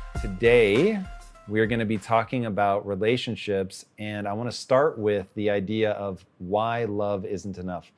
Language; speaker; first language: English; native; English